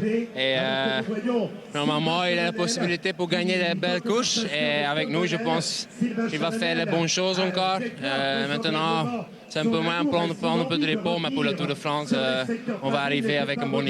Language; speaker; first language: French; non-native, local second language; Dutch